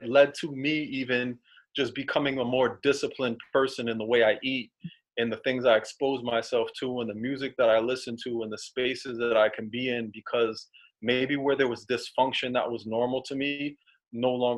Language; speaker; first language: English; native; English